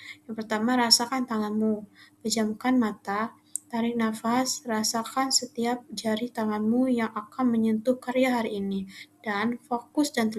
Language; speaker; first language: Indonesian; native; Indonesian